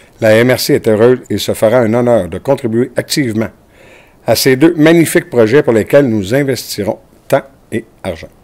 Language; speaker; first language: French; native; French